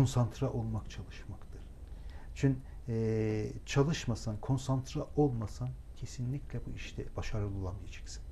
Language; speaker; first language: Turkish; non-native, local second language; Azerbaijani